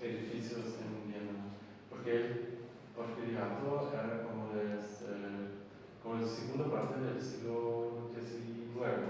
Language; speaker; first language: Spanish; non-native, learner; English